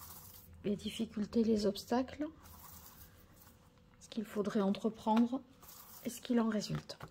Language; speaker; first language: French; native; French